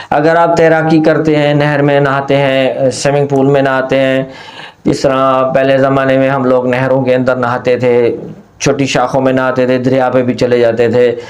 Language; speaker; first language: Urdu; non-native, local second language; Punjabi